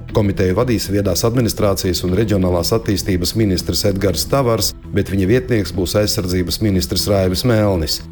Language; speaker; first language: Latvian; non-native, local second language; Russian